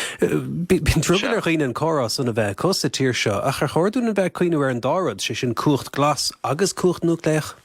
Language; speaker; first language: Irish; native; Irish